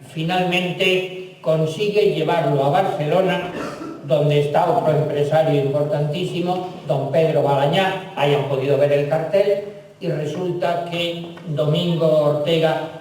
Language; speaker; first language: Spanish; native; Spanish